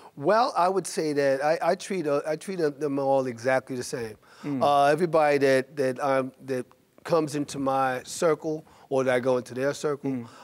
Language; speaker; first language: English; native; English